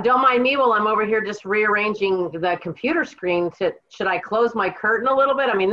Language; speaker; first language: English; native; English